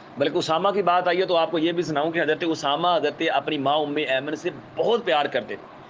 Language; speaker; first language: Urdu; non-native, local second language; Punjabi